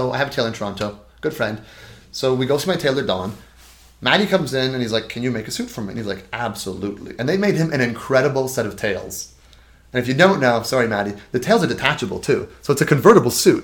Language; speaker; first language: English; native; English